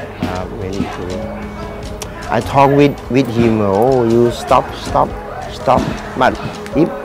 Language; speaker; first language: English; non-native, learner; Thai